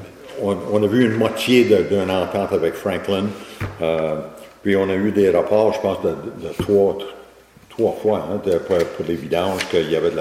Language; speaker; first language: French; native; French